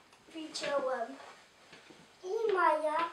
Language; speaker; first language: Polish; early bilingual, heritage; Polish